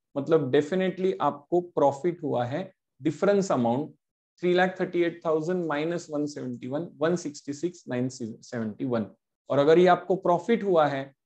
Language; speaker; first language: Hindi; non-native, local second language; Marathi